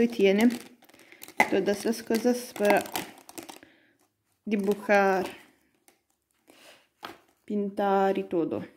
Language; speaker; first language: Spanish; non-native, learner; Italian